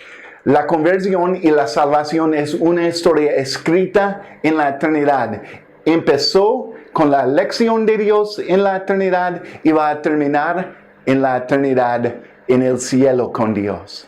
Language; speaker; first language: Spanish; non-native, fluent; English